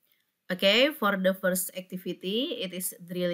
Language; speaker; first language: English; non-native, fluent; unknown